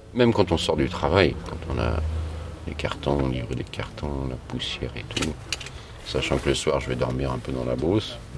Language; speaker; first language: French; native; French